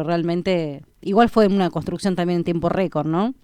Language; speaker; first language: Spanish; native; Spanish